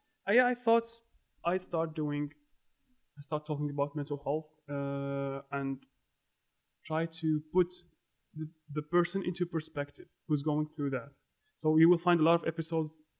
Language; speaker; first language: English; non-native, fluent; Arabic